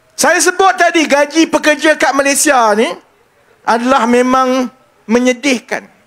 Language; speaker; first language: Malay; native; Malay